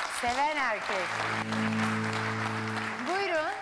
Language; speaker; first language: Turkish; native; Turkish